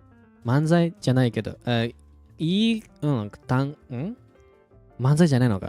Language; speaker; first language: Japanese; non-native, fluent; Indonesian